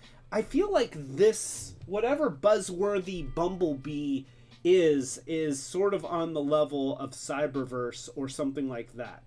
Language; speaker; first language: English; native; English